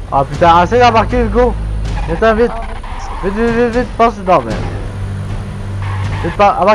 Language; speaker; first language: French; native; French